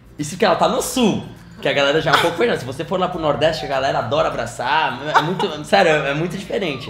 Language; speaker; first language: Portuguese; native; Portuguese